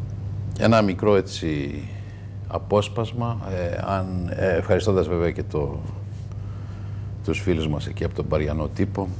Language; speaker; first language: Greek; native; Greek